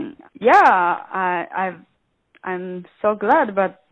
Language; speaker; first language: English; non-native, learner; Japanese